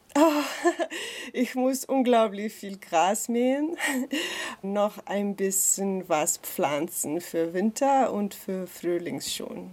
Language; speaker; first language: German; non-native, learner; Slovenian